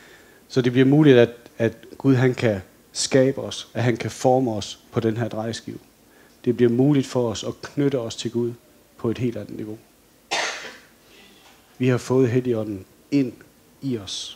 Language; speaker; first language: Danish; native; Danish